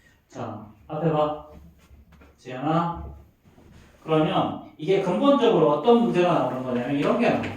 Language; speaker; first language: Korean; native; Korean